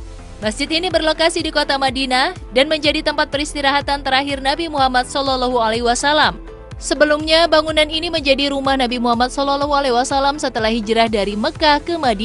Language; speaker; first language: Indonesian; native; Indonesian